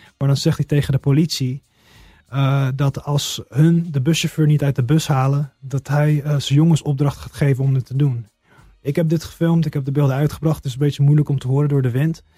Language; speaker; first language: Dutch; early bilingual, heritage; Dutch